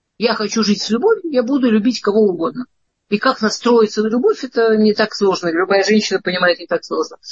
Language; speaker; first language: Russian; early bilingual, heritage; Russian